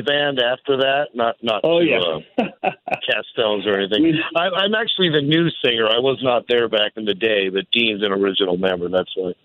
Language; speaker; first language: English; native; English